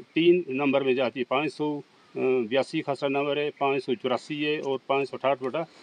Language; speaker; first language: Hindi; native; Hindi